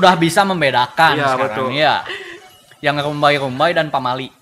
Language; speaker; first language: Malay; non-native, local second language; Sundanese